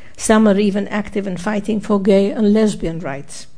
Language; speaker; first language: English; non-native, fluent; Arabic